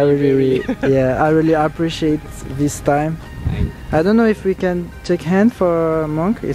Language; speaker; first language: English; non-native, fluent; French